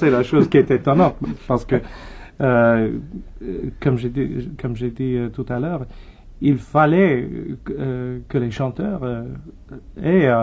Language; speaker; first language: French; non-native, fluent; English